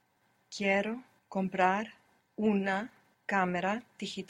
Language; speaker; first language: Spanish; non-native, learner; English